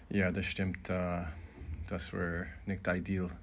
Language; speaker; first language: German; non-native, learner; English